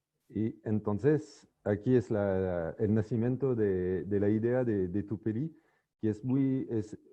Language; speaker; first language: Spanish; non-native, fluent; French